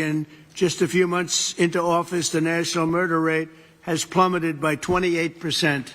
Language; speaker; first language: English; native; English